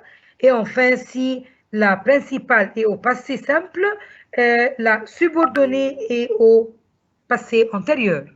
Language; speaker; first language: French; non-native, fluent; Arabic